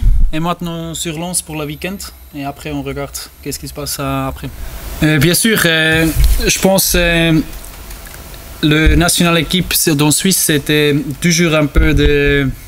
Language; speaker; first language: French; non-native, learner; German